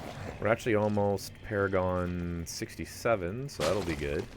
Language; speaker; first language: English; native; English